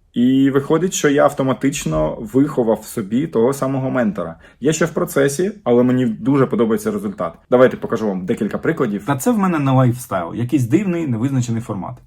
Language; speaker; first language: Ukrainian; non-native, local second language; Russian